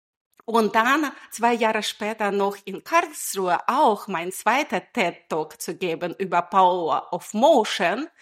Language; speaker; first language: German; non-native, fluent; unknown